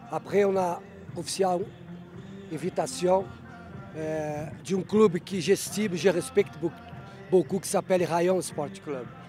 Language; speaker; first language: French; non-native, fluent; Portuguese